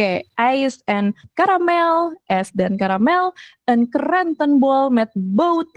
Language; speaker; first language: Dutch; non-native, fluent; Indonesian